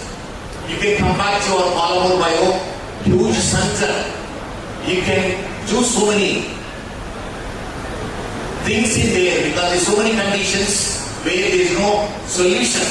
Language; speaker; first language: English; non-native, local second language; Telugu